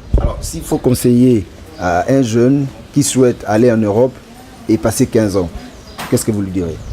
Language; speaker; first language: French; non-native, local second language; Lingala